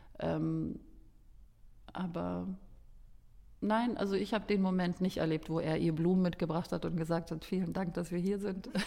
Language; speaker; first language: German; early bilingual, other home language; Lithuanian